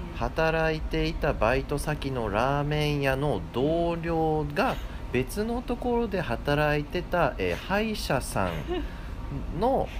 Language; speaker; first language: Japanese; early bilingual, heritage; English